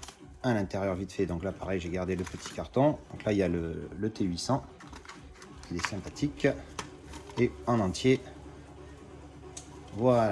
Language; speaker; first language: French; native; French